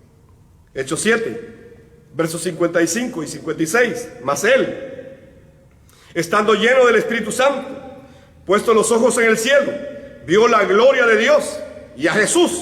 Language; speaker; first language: Spanish; native; Spanish